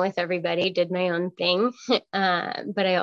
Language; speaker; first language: English; native; English